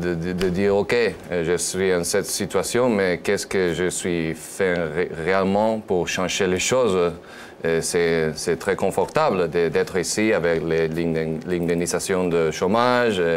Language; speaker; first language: French; non-native, learner; Spanish